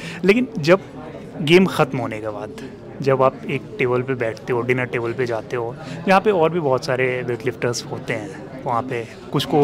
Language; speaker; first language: Hindi; native; Hindi